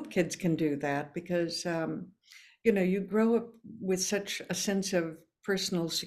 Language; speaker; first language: English; early bilingual, other home language; Norwegian